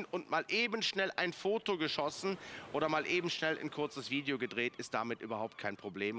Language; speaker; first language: German; native; German